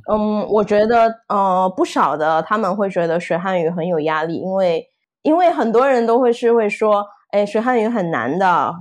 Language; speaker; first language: Chinese; non-native, fluent; Min Nan Chinese